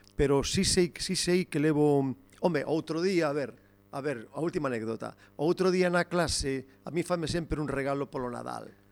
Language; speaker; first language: Galician; non-native, local second language; Spanish